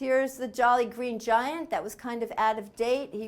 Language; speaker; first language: English; native; English